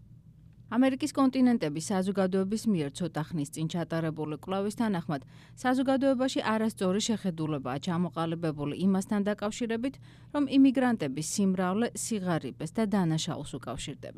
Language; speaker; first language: Georgian; native; Georgian